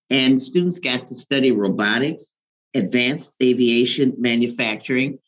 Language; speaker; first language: English; native; English